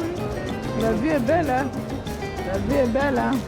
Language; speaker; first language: French; non-native, local second language; Kinyarwanda